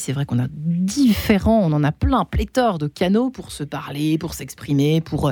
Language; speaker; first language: French; native; French